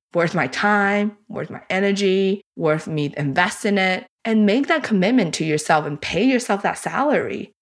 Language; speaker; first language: English; early bilingual, other home language; Chinese